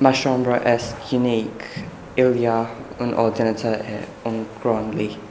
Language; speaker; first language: French; non-native, learner; English